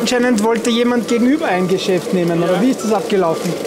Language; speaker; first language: German; native; German